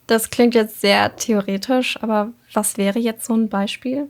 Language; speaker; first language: German; native; German